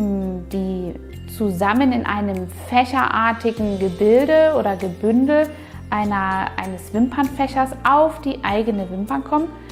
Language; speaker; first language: German; native; German